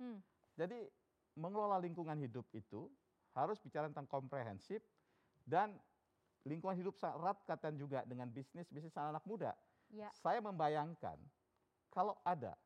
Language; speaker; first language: Indonesian; native; Indonesian